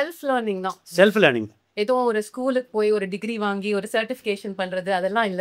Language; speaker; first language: Tamil; native; Tamil